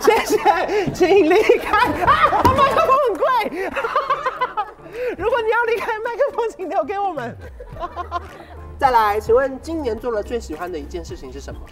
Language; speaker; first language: Chinese; native; Chinese